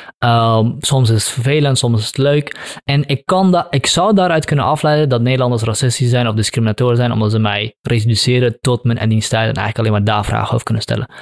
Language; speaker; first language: Dutch; early bilingual, other home language; Kurdish